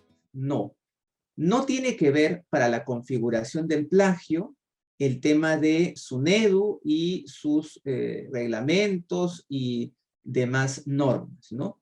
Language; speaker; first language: Spanish; native; Spanish